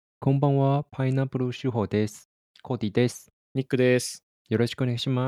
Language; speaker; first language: Japanese; non-native, fluent; Chinese